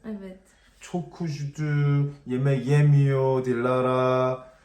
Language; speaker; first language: Turkish; non-native, learner; Korean